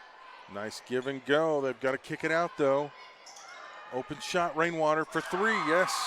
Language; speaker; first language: English; native; English